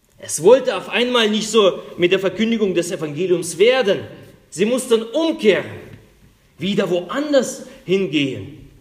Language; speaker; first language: German; non-native, fluent; Russian